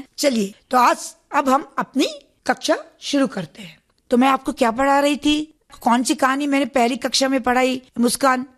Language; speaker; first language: Hindi; non-native, local second language; Malayalam